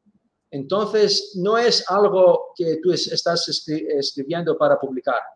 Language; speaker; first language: Spanish; non-native, fluent; Greek